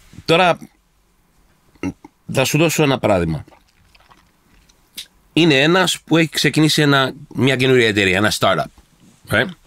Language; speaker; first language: Greek; early bilingual, heritage; Greek